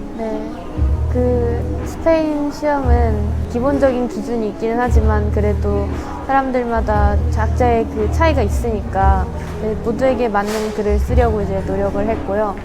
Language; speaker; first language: Korean; early bilingual, heritage; Korean